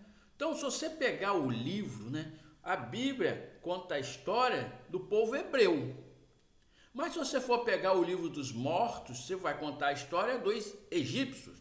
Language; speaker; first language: Portuguese; native; Portuguese